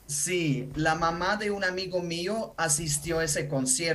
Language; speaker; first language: Spanish; non-native, fluent; Ukrainian